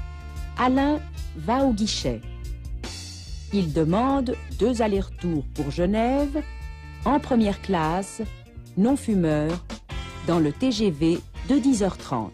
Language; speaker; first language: French; native; French